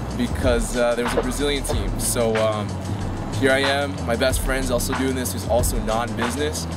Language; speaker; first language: English; native; English